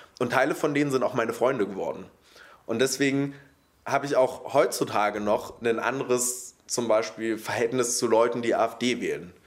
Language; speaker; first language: German; early bilingual, other home language; Polish